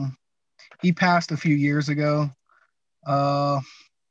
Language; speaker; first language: English; native; English